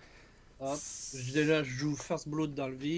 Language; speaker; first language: French; native; French